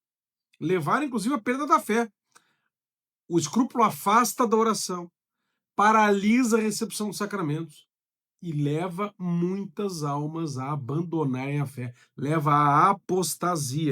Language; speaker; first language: Portuguese; native; Portuguese